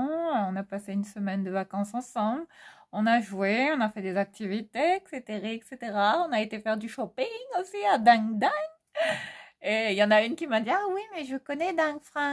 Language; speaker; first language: French; native; French